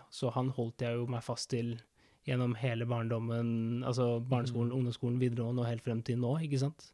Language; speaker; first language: Norwegian; early bilingual, other home language; Spanish